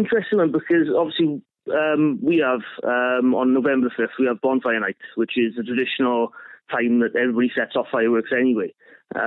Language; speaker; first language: English; native; English